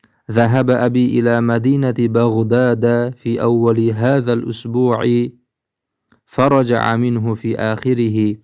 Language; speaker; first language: Arabic; non-native, fluent; Uzbek